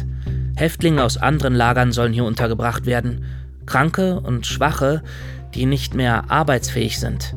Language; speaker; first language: German; native; German